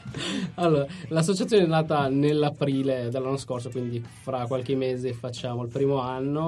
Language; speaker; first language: Italian; non-native, fluent; Arabic